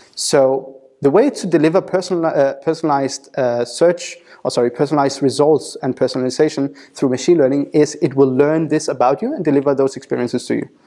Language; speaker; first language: English; non-native, fluent; Danish